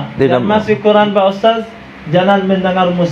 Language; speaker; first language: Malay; non-native, fluent; Arabic